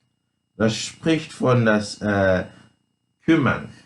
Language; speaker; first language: German; non-native, fluent; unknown